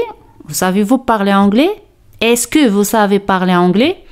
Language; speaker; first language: French; non-native, fluent; Spanish